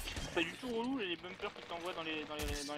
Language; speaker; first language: French; native; French